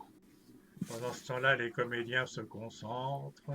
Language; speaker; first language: French; native; French